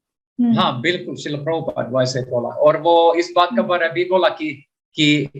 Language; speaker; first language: Hindi; non-native, learner; Finnish